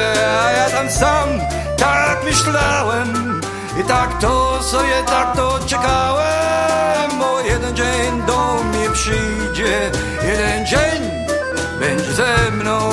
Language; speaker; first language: Polish; early bilingual, heritage; English